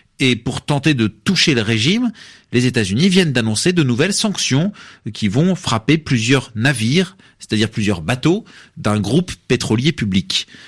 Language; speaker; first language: French; native; French